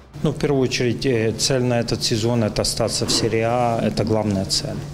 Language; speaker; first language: Ukrainian; non-native, local second language; Russian